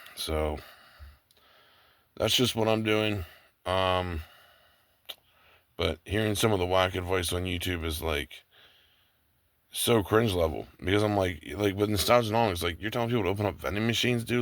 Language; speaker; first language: English; native; English